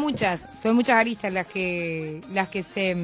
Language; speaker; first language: Spanish; native; Spanish